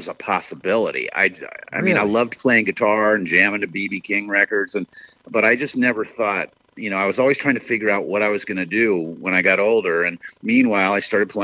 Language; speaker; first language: English; native; English